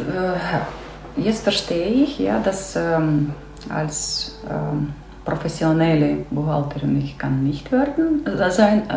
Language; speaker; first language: German; non-native, fluent; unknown